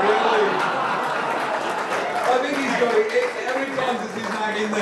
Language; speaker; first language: English; native; English